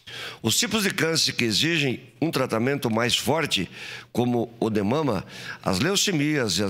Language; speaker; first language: Portuguese; native; Portuguese